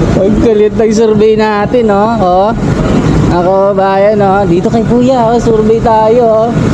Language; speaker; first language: Filipino; native; Filipino